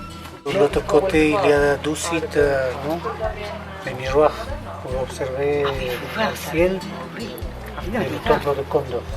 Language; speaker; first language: French; non-native, fluent; Spanish